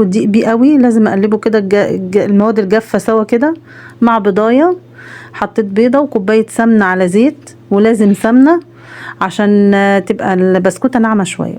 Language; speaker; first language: Arabic; native; Arabic